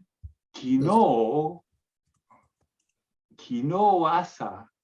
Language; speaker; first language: Japanese; non-native, learner; English